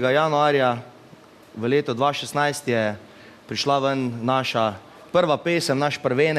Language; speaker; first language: Slovenian; native; Slovenian